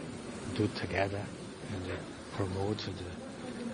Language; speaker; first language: English; non-native, learner; Chinese